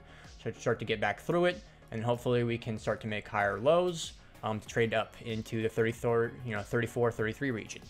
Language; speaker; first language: English; native; English